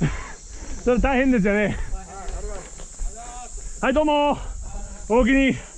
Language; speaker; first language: Japanese; non-native, fluent; English